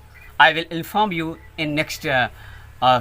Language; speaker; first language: English; non-native, learner; Hindi